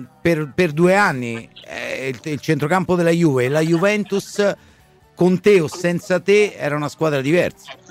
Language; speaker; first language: Italian; native; Italian